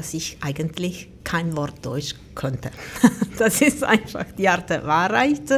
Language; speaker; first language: German; non-native, fluent; Italian